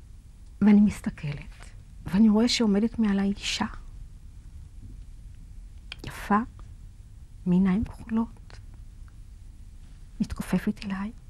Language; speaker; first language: Hebrew; non-native, fluent; Yiddish